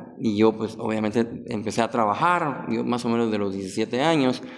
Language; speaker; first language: Spanish; native; Spanish